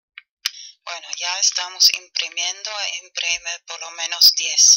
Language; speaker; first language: Spanish; non-native, fluent; German